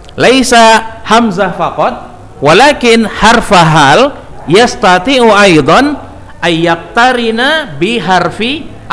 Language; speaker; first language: Arabic; non-native, fluent; Indonesian